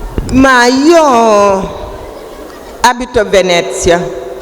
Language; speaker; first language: Italian; non-native, fluent; Wolof